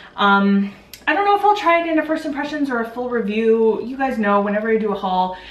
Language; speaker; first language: English; native; English